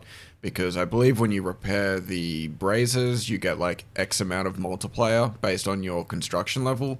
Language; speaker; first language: English; native; English